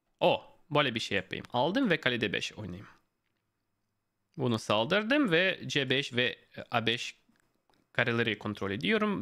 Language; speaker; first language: Turkish; non-native, fluent; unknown